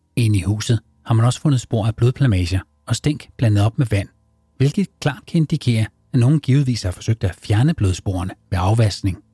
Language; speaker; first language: Danish; native; Danish